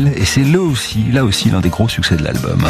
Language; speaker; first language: French; native; French